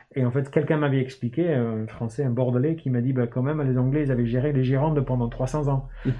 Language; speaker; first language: French; non-native, fluent; English